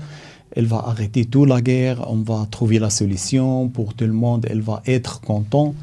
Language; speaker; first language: French; non-native, learner; Arabic